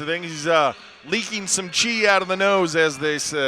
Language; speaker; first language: English; native; English